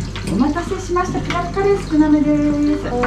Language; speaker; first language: Japanese; native; Japanese